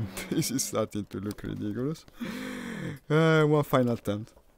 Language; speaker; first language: English; non-native, fluent; Italian